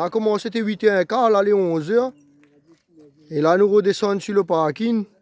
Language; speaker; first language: French; non-native, local second language; Réunion Creole French